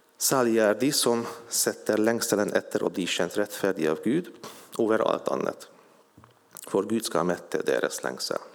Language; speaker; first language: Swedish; non-native, fluent; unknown